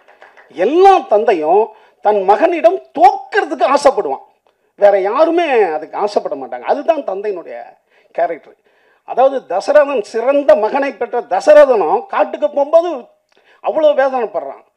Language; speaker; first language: Tamil; native; Tamil